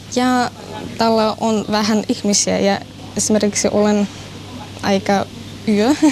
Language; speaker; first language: Finnish; non-native, fluent; Russian